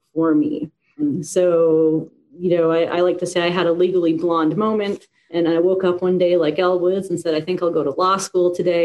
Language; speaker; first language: English; native; English